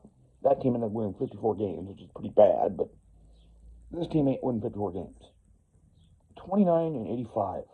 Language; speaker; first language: English; native; English